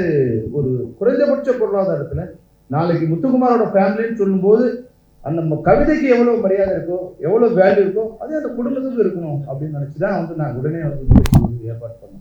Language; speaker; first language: Tamil; native; Tamil